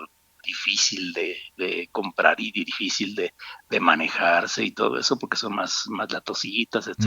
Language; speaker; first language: Spanish; native; Spanish